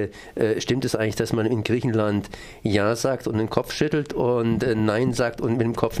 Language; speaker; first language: German; native; German